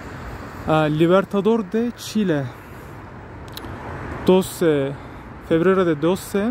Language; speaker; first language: Spanish; non-native, learner; Turkish